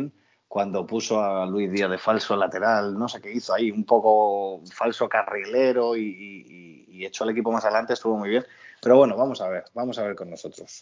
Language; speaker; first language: Spanish; native; Spanish